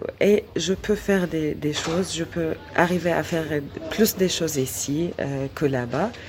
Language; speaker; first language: French; non-native, learner; Arabic